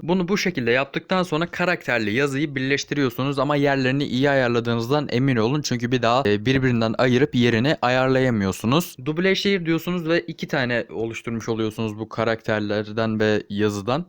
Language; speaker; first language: Turkish; native; Turkish